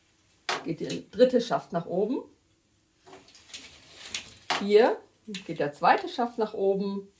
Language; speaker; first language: German; native; German